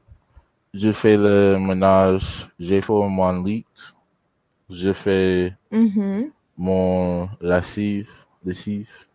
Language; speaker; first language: French; non-native, learner; English